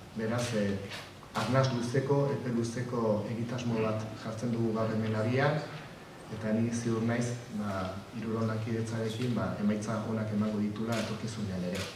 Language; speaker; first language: Basque; native; Basque